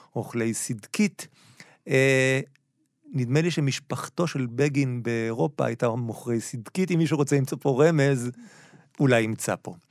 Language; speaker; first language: Hebrew; native; Hebrew